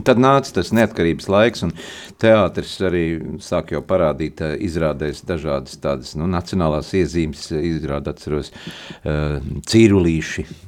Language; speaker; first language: Latvian; native; Latvian